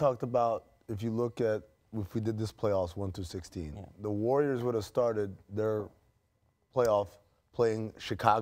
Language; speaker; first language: English; native; English